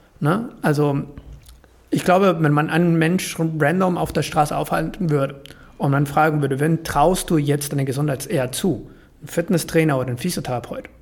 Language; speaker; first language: German; non-native, fluent; Spanish